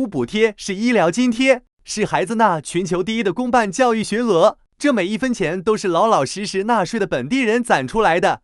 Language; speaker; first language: Chinese; native; Chinese